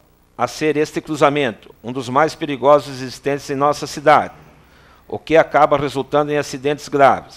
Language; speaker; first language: Portuguese; native; Portuguese